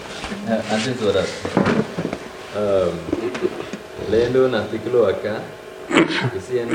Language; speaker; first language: Spanish; non-native, fluent; English